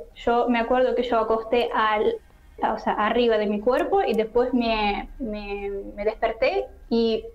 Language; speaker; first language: Spanish; non-native, learner; Russian